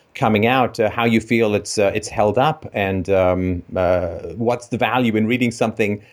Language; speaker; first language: English; native; English